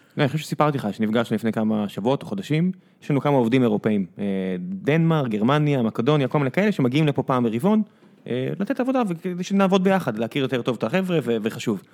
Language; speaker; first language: Hebrew; native; Hebrew